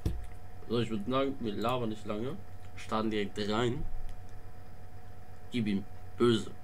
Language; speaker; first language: German; native; German